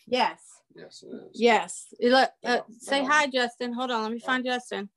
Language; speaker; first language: English; native; English